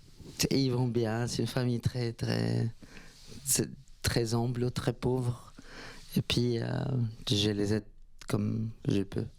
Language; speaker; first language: French; non-native, fluent; Spanish